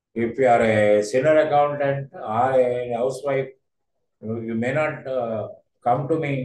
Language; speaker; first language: English; non-native, local second language; Telugu